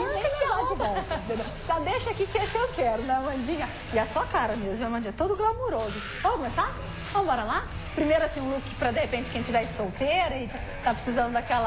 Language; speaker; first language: Portuguese; native; Portuguese